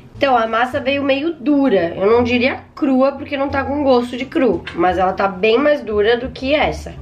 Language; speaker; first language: Portuguese; native; Portuguese